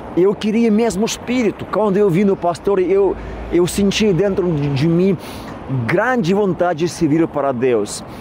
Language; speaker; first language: Portuguese; non-native, learner; Russian